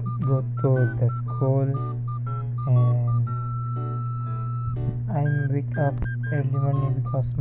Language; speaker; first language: English; non-native, learner; Cebuano